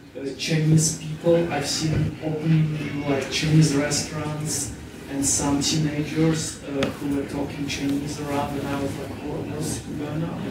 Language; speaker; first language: English; non-native, fluent; Russian